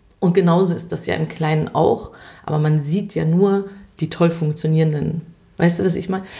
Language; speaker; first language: German; native; German